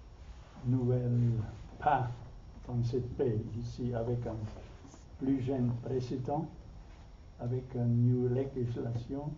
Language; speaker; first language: French; non-native, fluent; German